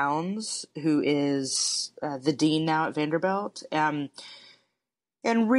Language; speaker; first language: English; native; English